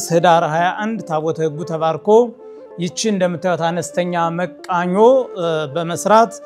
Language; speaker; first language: Amharic; native; Amharic